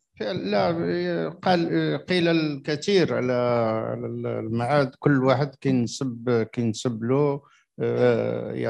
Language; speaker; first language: Arabic; native; Arabic